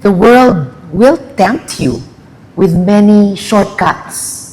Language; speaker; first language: English; non-native, local second language; Filipino